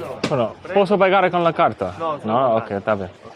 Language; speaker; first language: Italian; non-native, learner; English